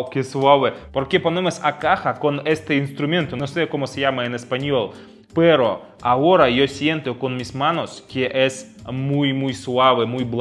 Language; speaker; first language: Spanish; non-native, fluent; Russian